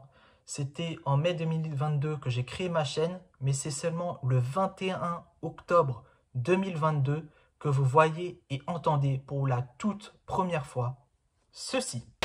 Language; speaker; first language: French; native; French